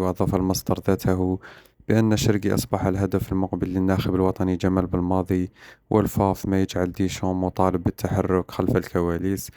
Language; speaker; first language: Arabic; native; Arabic